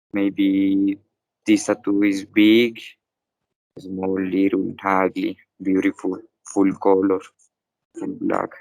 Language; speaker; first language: English; non-native, learner; Spanish